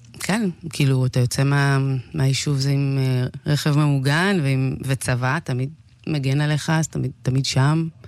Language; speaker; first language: Hebrew; early bilingual, other home language; Amharic